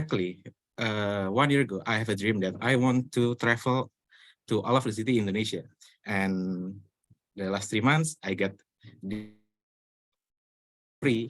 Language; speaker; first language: English; non-native, learner; Indonesian